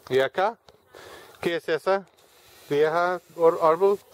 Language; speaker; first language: Spanish; non-native, learner; English